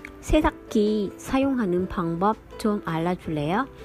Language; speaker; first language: Korean; non-native, fluent; Vietnamese